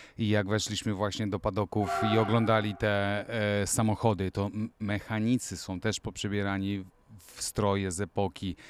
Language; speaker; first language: Polish; native; Polish